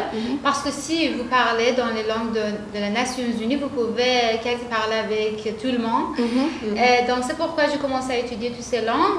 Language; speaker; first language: French; non-native, fluent; Persian